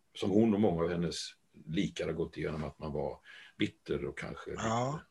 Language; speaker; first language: Swedish; native; Swedish